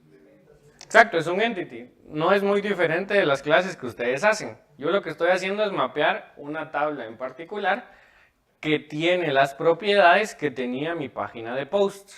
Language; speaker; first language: Spanish; native; Spanish